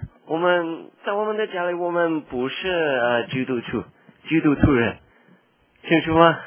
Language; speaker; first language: Chinese; non-native, learner; English